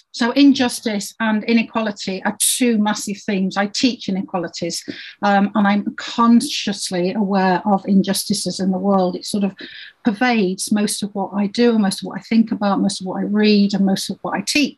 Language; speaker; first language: English; native; English